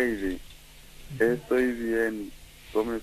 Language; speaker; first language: Spanish; non-native, fluent; Kikuyu